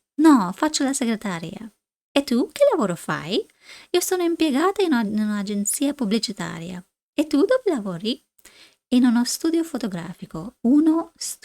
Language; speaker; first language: Italian; non-native, fluent; English